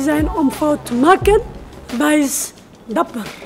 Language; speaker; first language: Dutch; non-native, learner; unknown